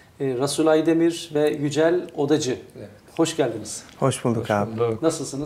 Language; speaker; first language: Turkish; native; Turkish